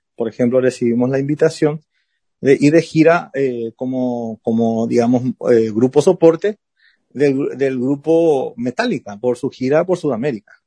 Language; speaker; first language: Spanish; native; Spanish